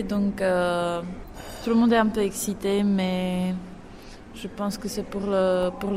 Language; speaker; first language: French; non-native, fluent; Czech